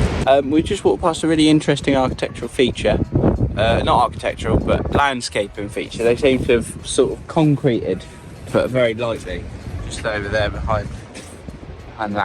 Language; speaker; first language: English; native; English